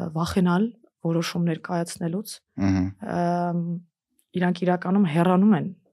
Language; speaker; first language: Armenian; early bilingual, heritage; Armenian